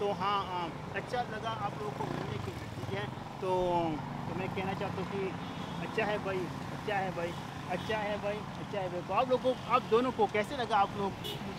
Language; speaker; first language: Hindi; non-native, learner; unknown